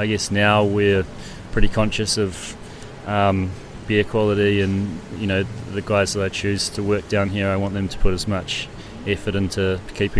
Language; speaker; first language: English; native; English